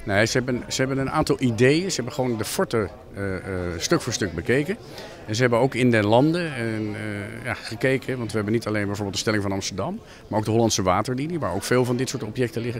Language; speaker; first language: Dutch; native; Dutch